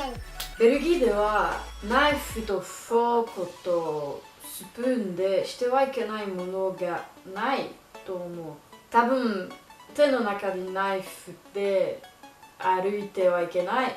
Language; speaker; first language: Japanese; non-native, learner; French